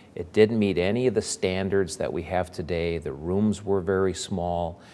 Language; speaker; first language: English; native; English